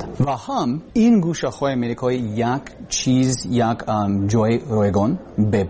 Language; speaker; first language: Persian; non-native, learner; English